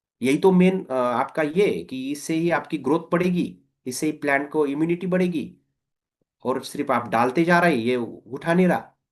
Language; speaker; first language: Hindi; non-native, local second language; Marathi